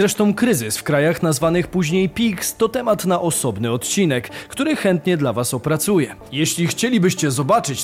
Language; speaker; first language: Polish; native; Polish